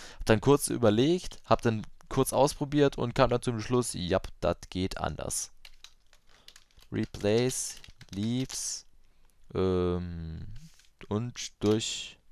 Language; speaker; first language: German; native; German